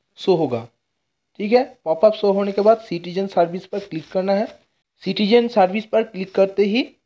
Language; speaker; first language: Hindi; non-native, local second language; Bangla